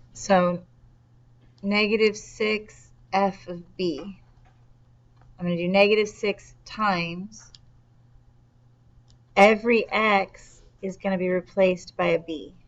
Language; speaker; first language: English; native; English